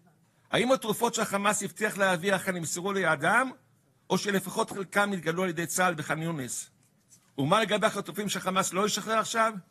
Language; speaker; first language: Hebrew; native; Hebrew